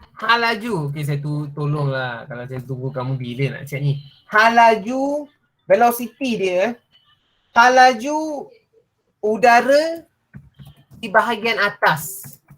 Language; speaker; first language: Malay; non-native, local second language; Tamil